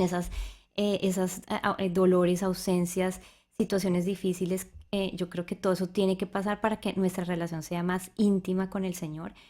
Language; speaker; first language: Spanish; native; Spanish